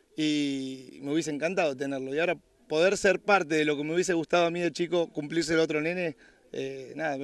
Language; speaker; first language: Spanish; native; Spanish